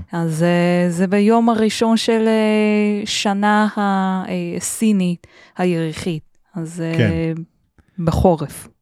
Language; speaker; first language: Hebrew; non-native, fluent; Chinese